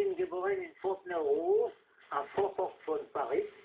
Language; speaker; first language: German; non-native, fluent; French